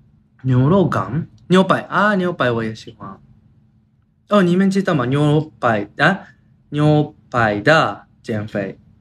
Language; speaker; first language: Chinese; non-native, learner; Japanese